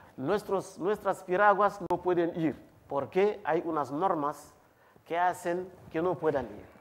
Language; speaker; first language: Spanish; non-native, fluent; Wolof